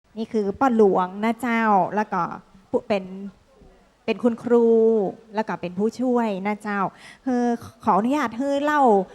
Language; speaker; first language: Thai; native; Thai